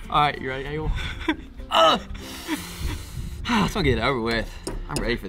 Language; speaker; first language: English; native; English